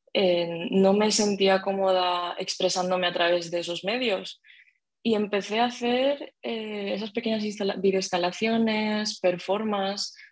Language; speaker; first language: Spanish; native; Spanish